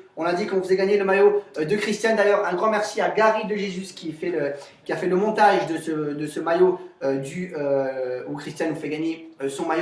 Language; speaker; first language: French; native; French